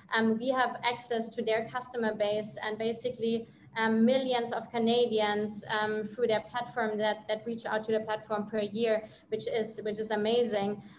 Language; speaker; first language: English; non-native, fluent; German